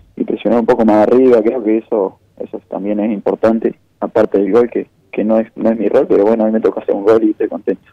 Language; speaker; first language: Spanish; native; Spanish